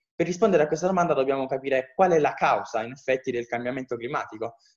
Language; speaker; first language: Italian; native; Italian